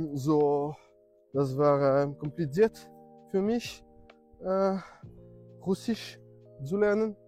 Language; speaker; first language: German; non-native, learner; French